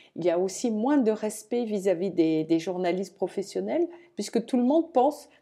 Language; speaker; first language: French; native; French